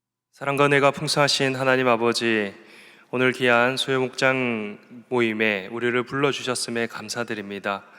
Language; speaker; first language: Korean; native; Korean